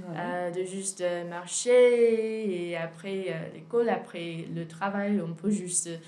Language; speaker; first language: French; non-native, learner; English